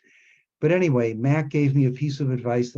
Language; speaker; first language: English; native; English